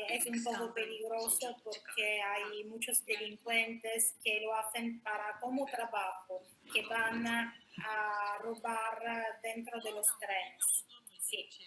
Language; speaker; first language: Spanish; non-native, fluent; Italian